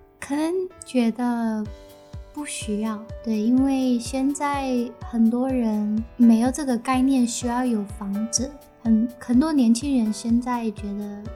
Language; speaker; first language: Chinese; early bilingual, heritage; Chinese